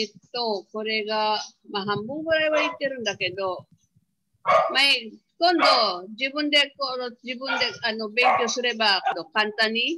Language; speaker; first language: Japanese; non-native, fluent; Filipino